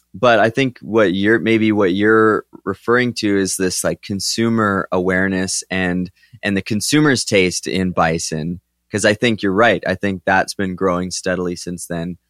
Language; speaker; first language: English; native; English